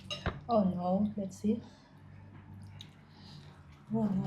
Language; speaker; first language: English; non-native, fluent; Filipino